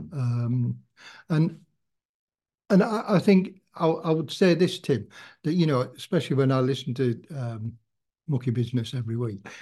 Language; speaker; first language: English; native; English